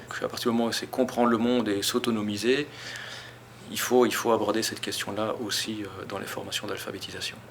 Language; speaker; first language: French; native; French